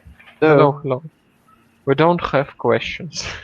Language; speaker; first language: English; non-native, learner; Russian